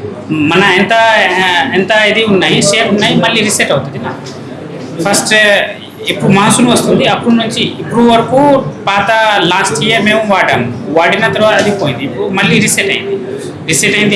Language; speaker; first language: Telugu; non-native, fluent; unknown